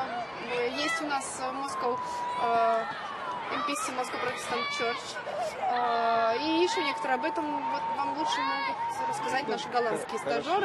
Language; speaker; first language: Russian; native; Russian